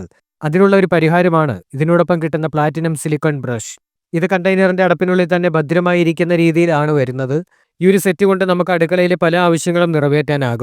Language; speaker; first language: Malayalam; native; Malayalam